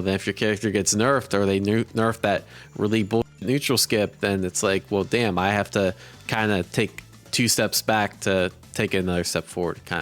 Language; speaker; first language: English; native; English